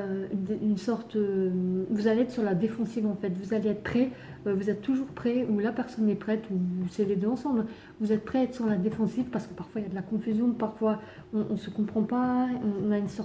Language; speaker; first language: French; native; French